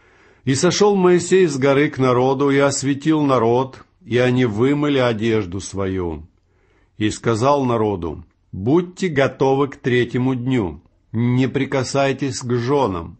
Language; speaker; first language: Russian; native; Russian